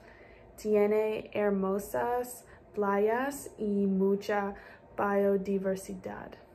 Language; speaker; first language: Spanish; non-native, learner; English